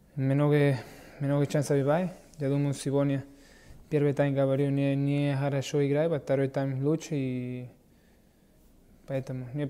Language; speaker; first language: Russian; non-native, learner; Portuguese